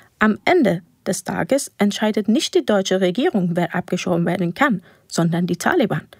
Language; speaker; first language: German; non-native, fluent; Persian